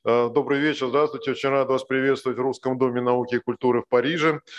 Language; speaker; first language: Russian; native; Russian